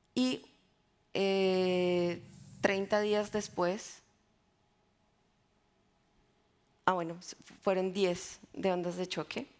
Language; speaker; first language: Spanish; native; Spanish